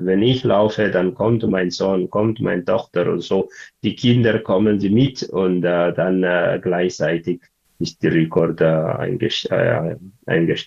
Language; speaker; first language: German; non-native, learner; Tigrinya